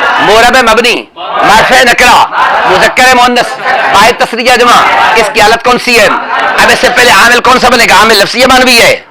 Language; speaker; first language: Urdu; non-native, local second language; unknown